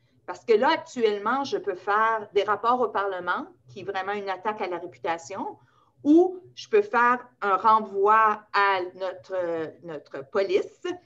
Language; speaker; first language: French; native; French